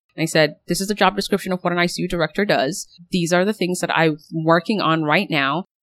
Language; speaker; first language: English; early bilingual, other home language; Somali